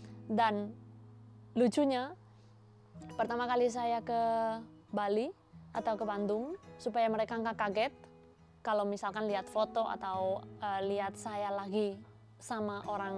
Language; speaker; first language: Indonesian; non-native, fluent; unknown